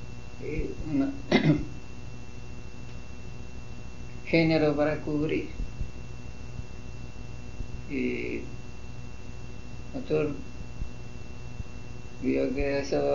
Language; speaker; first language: Spanish; non-native, fluent; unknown